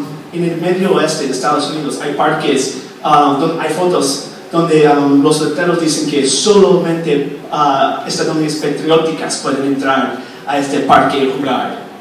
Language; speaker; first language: Spanish; non-native, fluent; English